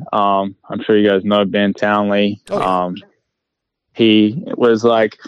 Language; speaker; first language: English; native; English